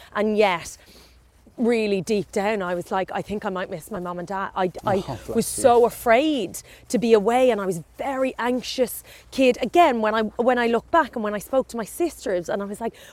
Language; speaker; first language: English; native; English